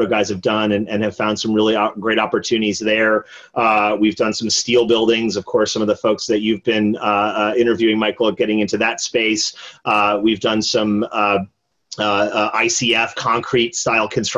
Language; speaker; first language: English; native; English